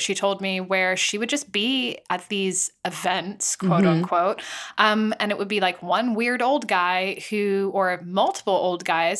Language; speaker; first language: English; native; English